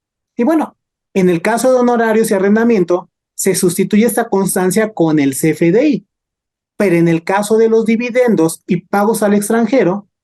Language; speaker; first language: Spanish; native; Spanish